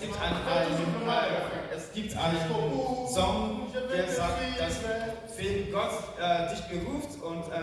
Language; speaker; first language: German; non-native, fluent; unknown